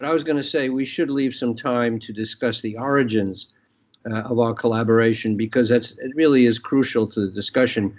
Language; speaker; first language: English; native; English